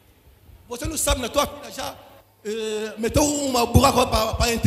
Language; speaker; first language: Portuguese; non-native, learner; Lingala